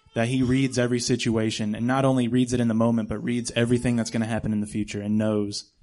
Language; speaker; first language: English; native; English